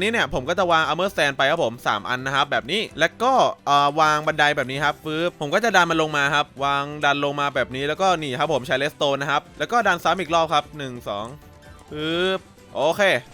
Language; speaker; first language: Thai; native; Thai